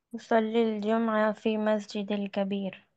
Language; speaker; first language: Arabic; non-native, learner; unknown